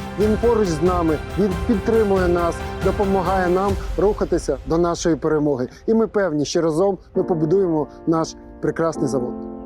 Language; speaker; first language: Ukrainian; native; Ukrainian